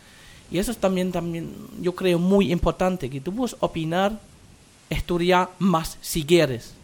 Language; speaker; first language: Spanish; non-native, fluent; German